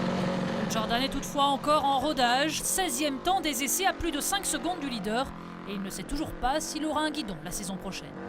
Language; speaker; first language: French; native; French